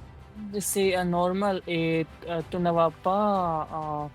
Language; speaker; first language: French; non-native, learner; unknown